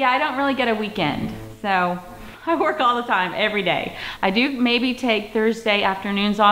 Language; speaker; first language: English; native; English